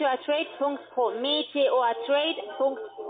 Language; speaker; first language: German; non-native, fluent; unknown